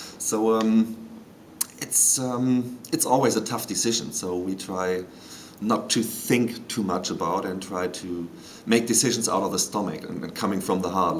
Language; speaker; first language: English; non-native, fluent; German